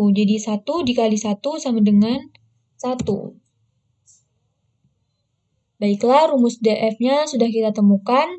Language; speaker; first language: Indonesian; native; Indonesian